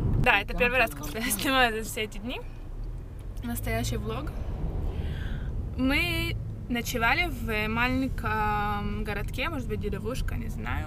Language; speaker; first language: Russian; early bilingual, heritage; Russian